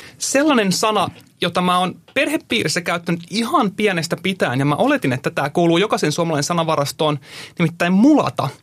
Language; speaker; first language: Finnish; native; Finnish